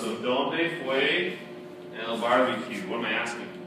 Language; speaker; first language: Spanish; non-native, fluent; English